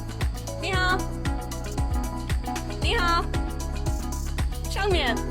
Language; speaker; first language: Chinese; non-native, fluent; English